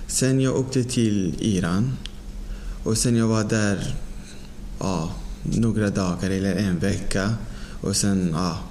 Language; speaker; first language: Swedish; non-native, fluent; Persian